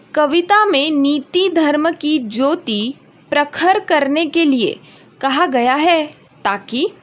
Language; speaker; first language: Hindi; non-native, local second language; Marathi